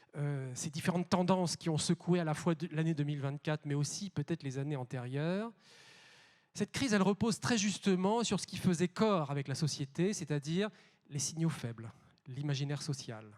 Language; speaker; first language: French; native; French